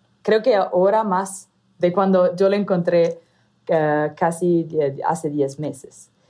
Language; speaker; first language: Spanish; non-native, fluent; Italian